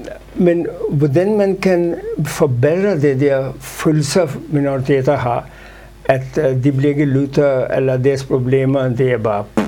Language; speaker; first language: Danish; non-native, fluent; Urdu